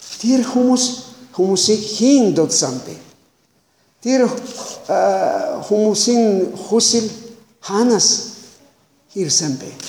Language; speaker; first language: Mongolian; non-native, learner; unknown